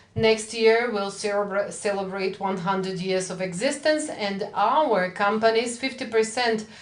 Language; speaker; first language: English; non-native, fluent; Macedonian